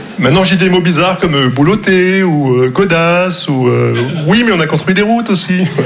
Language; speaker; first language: French; non-native, local second language; Arabic